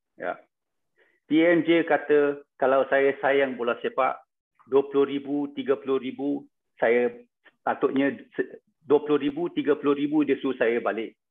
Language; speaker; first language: Malay; non-native, local second language; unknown